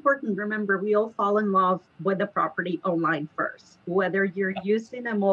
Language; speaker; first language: English; non-native, fluent; Spanish